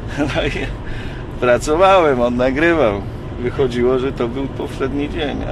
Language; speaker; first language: Polish; native; Polish